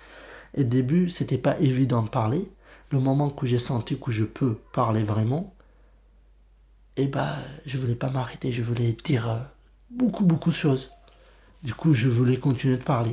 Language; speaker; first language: French; early bilingual, other home language; Kurdish